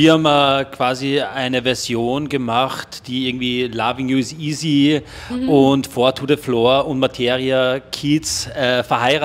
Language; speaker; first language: German; native; German